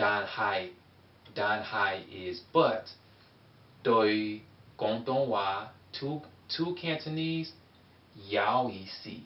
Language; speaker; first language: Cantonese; non-native, learner; English